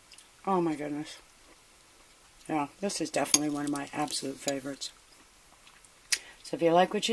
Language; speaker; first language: English; native; English